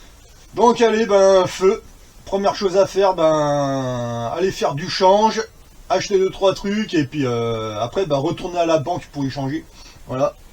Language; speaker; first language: French; native; French